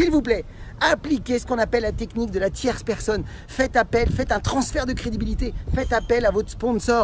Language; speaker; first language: French; native; French